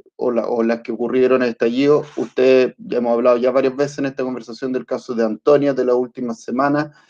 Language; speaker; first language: Spanish; early bilingual, other home language; Italian